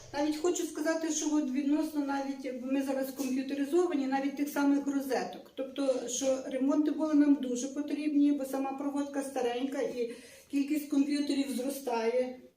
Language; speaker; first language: Ukrainian; native; Ukrainian